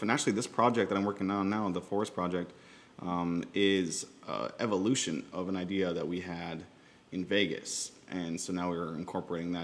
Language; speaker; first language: English; native; English